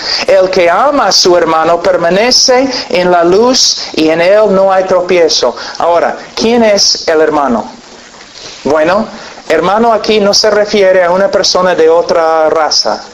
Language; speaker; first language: Spanish; non-native, fluent; English